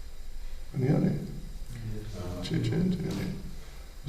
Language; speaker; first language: Russian; non-native, learner; English